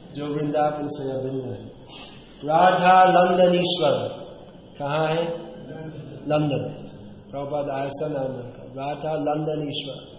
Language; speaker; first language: Hindi; non-native, fluent; English